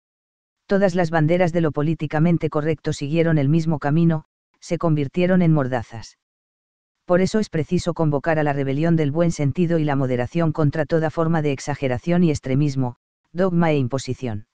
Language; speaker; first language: Spanish; native; Spanish